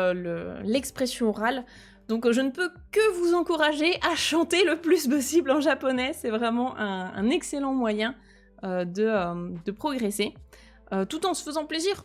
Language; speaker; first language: French; native; French